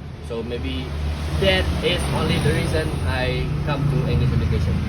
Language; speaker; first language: English; non-native, learner; Indonesian